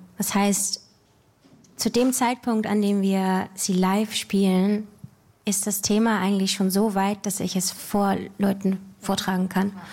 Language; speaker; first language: German; native; German